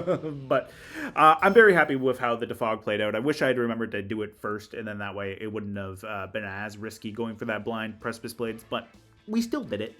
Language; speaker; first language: English; native; English